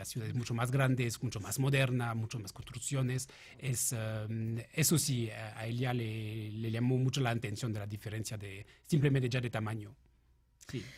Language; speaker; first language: Spanish; non-native, fluent; French